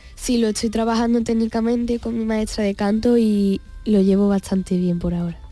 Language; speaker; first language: Spanish; native; Spanish